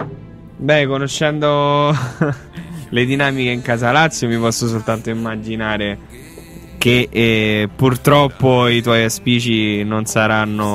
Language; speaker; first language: Italian; native; Italian